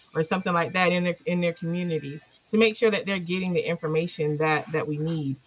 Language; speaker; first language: English; native; English